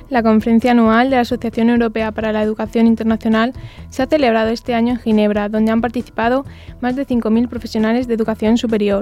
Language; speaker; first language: Spanish; native; Spanish